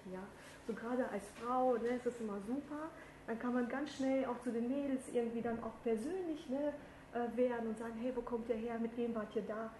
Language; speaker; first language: German; native; German